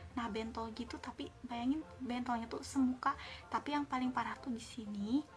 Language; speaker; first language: Indonesian; native; Indonesian